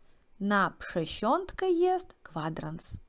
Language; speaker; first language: Polish; non-native, learner; Russian